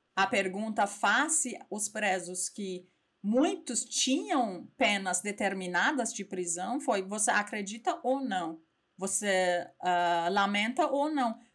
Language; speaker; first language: Portuguese; non-native, fluent; Persian